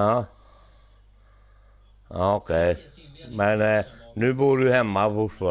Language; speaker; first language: Swedish; non-native, local second language; Finnish